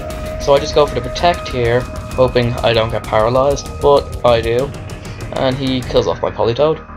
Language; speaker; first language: English; native; English